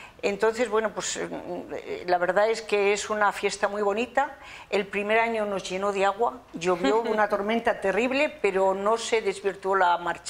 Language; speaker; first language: Spanish; native; Spanish